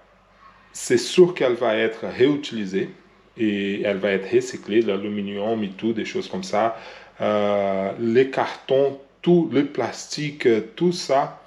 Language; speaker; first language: French; non-native, learner; Portuguese